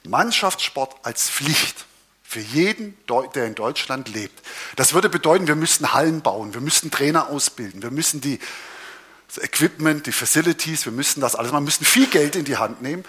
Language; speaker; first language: German; native; German